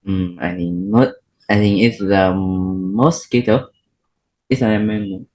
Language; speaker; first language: English; non-native, learner; Vietnamese